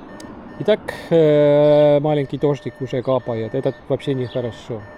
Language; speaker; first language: Russian; non-native, local second language; Estonian